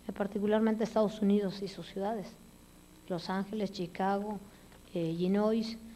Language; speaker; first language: Spanish; native; Spanish